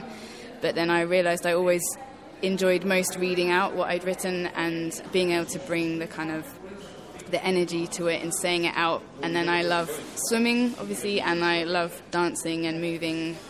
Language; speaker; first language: English; native; English